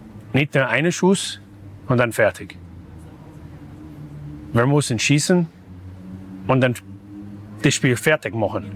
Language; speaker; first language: German; non-native, learner; English